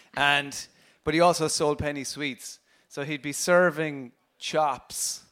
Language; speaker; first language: English; native; English